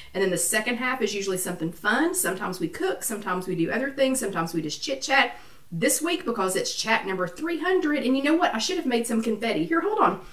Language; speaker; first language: English; native; English